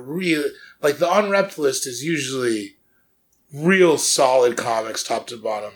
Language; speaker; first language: English; native; English